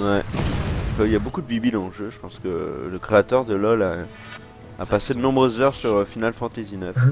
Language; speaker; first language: French; native; French